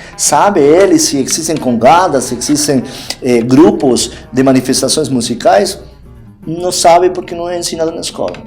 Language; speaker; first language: Portuguese; non-native, fluent; Spanish